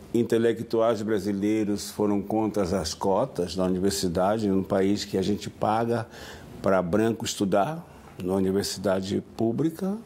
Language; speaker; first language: Portuguese; native; Portuguese